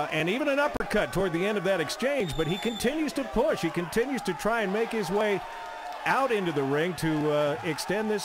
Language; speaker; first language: English; native; English